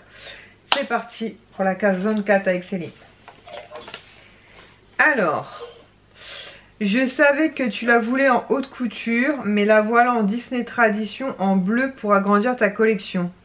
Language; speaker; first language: French; native; French